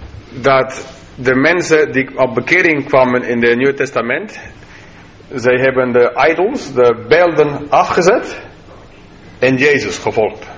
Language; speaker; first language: Dutch; non-native, fluent; English